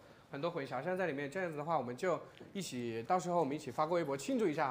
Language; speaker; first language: Chinese; native; Chinese